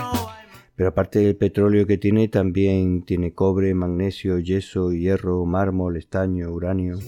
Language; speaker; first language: Spanish; native; Spanish